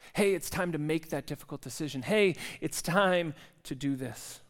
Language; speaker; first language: English; native; English